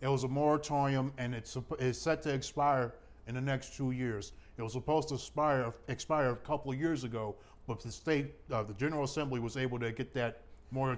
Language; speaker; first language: English; native; English